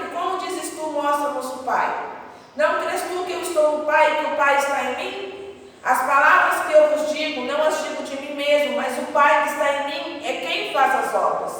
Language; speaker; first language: Portuguese; native; Portuguese